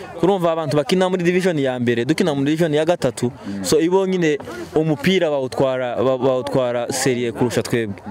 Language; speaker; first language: Kinyarwanda; native; Kinyarwanda